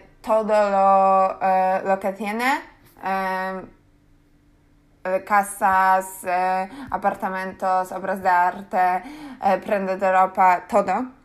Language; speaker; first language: Spanish; non-native, learner; Polish